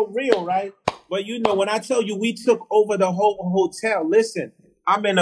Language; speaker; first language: English; early bilingual, other home language; Haitian Creole